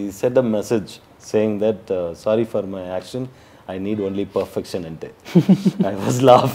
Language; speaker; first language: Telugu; non-native, learner; Tamil